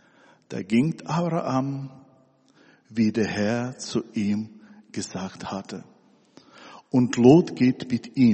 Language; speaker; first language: German; non-native, fluent; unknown